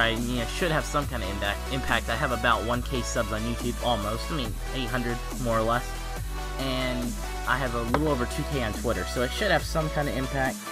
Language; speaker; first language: English; native; English